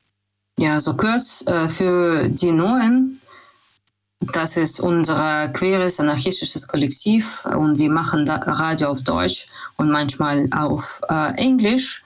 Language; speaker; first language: German; non-native, learner; Russian